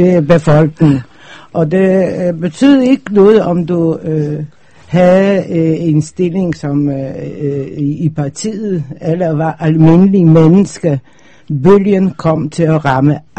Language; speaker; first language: Danish; non-native, fluent; Polish